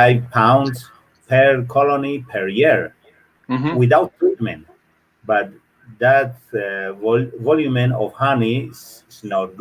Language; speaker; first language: English; non-native, learner; Spanish